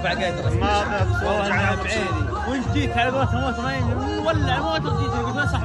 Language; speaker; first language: Arabic; native; Arabic